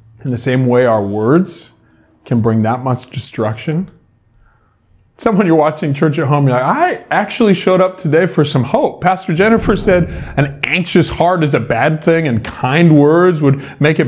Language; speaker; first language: English; native; English